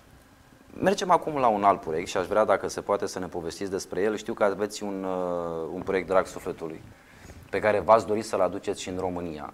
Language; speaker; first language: Romanian; native; Romanian